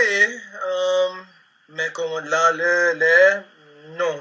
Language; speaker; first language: French; non-native, learner; Spanish